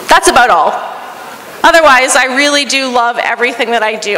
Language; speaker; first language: English; native; English